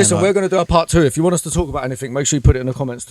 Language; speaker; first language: English; native; English